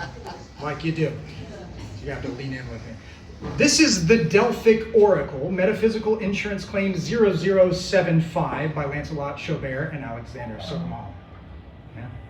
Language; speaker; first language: English; native; English